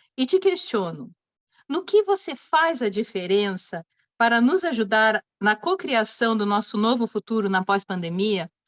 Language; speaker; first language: Portuguese; native; Portuguese